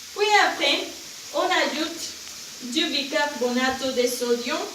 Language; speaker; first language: French; non-native, learner; Spanish